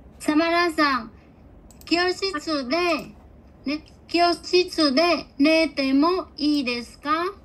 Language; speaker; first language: Japanese; non-native, fluent; Bangla